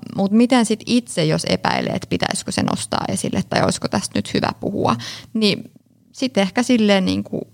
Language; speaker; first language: Finnish; native; Finnish